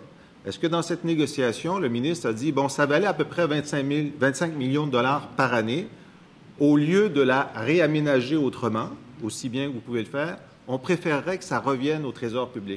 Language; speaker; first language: French; native; French